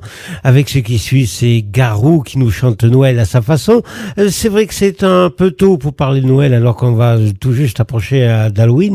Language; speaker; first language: French; native; French